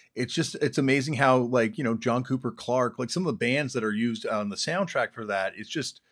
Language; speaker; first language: English; native; English